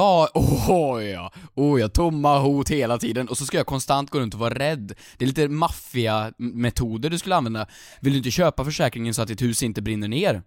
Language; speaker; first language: Swedish; native; Swedish